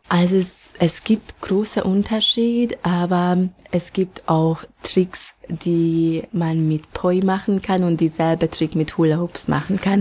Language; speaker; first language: German; non-native, fluent; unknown